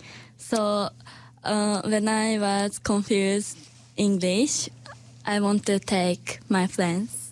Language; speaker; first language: English; non-native, learner; Japanese